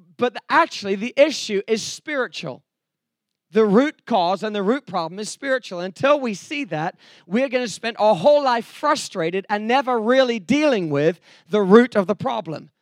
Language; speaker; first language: English; native; English